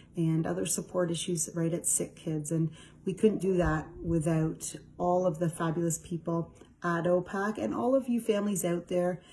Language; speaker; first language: English; native; English